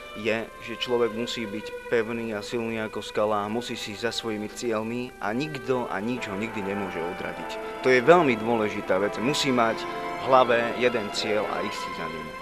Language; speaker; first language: Slovak; non-native, local second language; Romany